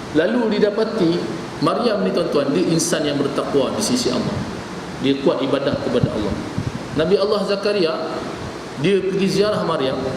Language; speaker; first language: Malay; native; Malay